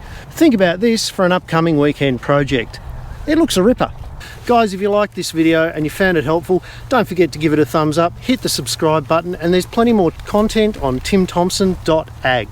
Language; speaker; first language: English; native; English